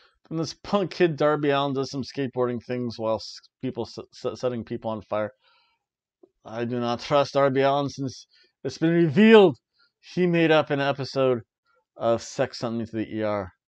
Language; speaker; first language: English; native; English